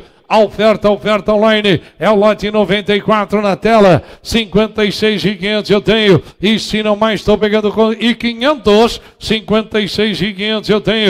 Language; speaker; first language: Portuguese; native; Portuguese